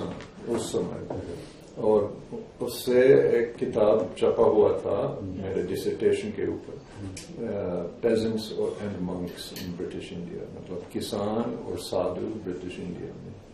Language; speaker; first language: Hindi; non-native, fluent; English